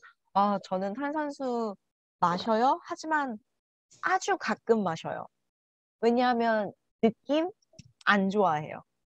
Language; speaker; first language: Korean; non-native, learner; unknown